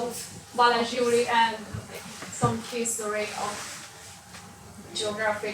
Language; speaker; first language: English; non-native, learner; Romanian